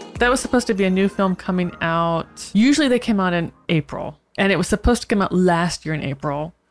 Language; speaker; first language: English; native; English